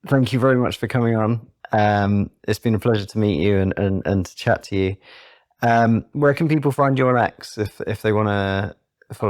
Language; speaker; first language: English; native; English